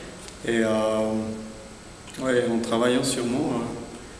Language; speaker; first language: French; non-native, fluent; Spanish